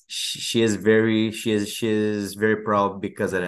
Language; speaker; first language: English; non-native, fluent; Bulgarian